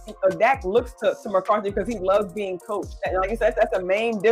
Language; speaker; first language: English; native; English